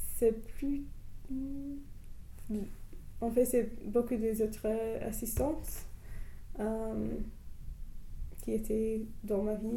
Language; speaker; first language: French; non-native, learner; English